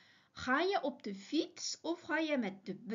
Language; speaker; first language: Dutch; non-native, fluent; Uyghur